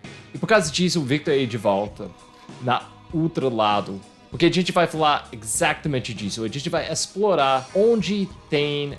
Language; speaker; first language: Portuguese; non-native, fluent; English